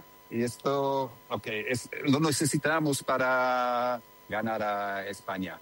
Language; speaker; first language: Spanish; non-native, learner; Dutch